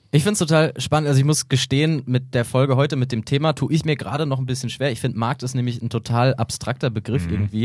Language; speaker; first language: German; native; German